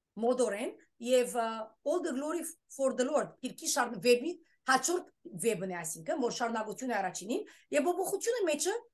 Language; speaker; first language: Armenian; early bilingual, heritage; Armenian